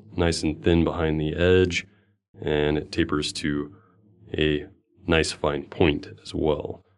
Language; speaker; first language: English; native; English